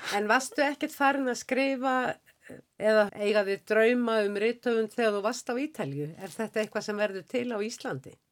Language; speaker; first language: Icelandic; native; Icelandic